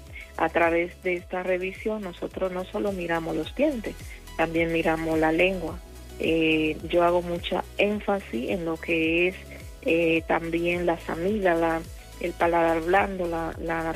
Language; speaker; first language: Spanish; native; Spanish